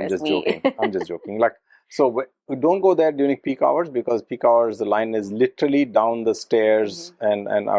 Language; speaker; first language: English; non-native, local second language; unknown